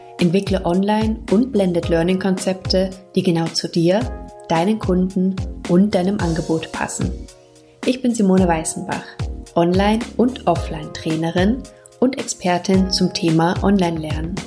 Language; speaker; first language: German; native; German